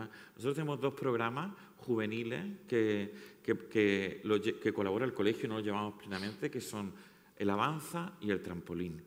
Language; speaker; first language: Spanish; native; Spanish